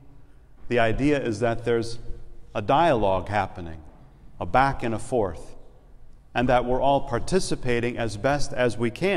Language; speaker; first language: English; native; English